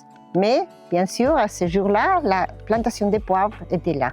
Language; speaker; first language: French; non-native, learner; Spanish